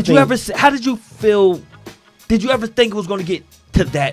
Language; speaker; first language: English; native; English